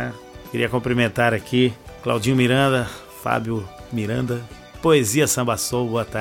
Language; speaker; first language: Portuguese; native; Portuguese